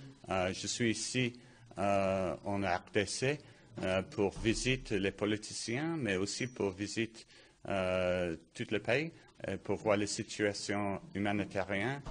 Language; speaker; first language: French; non-native, learner; English